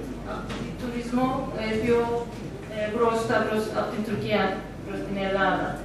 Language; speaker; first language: Greek; non-native, learner; Turkish